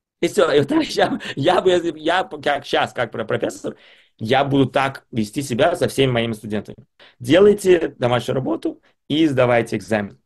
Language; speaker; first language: Russian; early bilingual, heritage; Russian